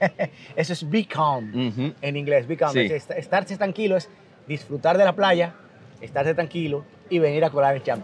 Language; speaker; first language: Spanish; native; Spanish